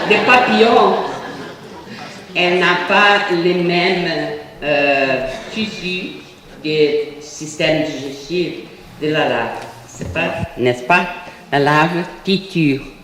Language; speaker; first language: French; non-native, fluent; Portuguese